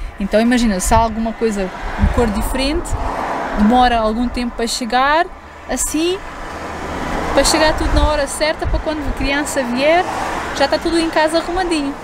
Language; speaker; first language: Portuguese; non-native, fluent; Ukrainian